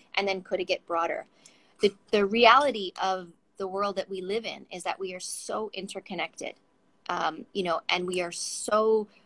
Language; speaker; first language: English; native; English